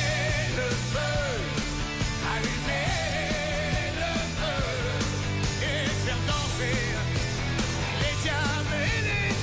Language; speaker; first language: French; native; French